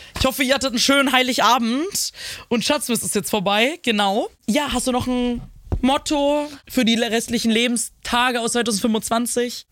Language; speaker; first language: German; native; German